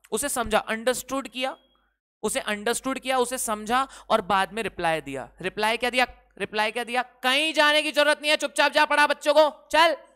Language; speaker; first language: Hindi; native; Hindi